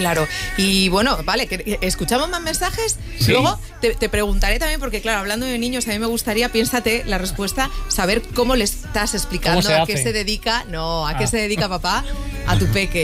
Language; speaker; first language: Spanish; native; Spanish